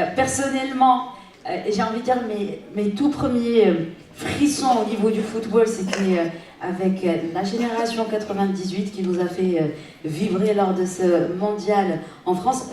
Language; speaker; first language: French; non-native, local second language; Arabic